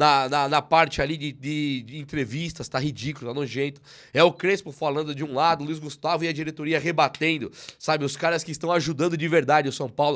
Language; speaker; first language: Portuguese; native; Portuguese